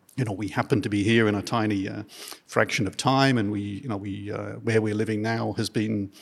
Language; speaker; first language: English; native; English